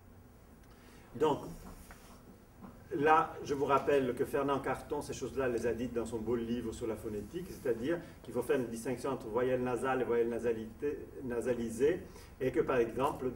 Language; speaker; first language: French; non-native, fluent; Italian